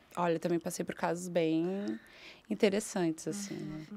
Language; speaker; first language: Portuguese; native; Portuguese